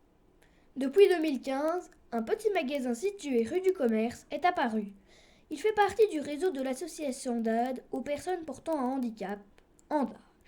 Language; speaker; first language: French; native; French